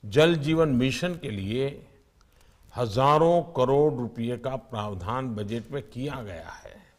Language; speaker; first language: Hindi; non-native, local second language; Gujarati